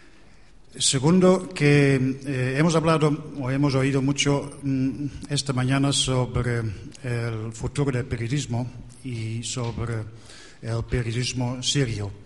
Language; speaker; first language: Spanish; non-native, fluent; Dutch